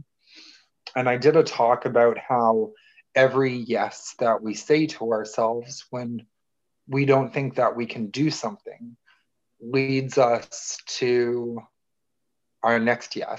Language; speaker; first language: English; native; English